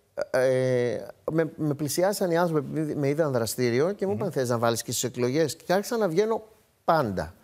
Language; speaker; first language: Greek; native; Greek